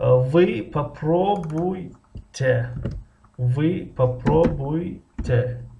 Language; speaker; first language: Russian; non-native, local second language; Tajik